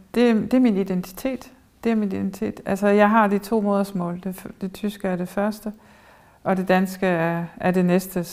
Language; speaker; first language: Danish; early bilingual, heritage; German